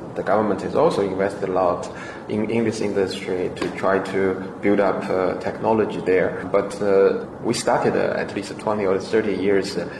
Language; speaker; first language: English; non-native, fluent; Chinese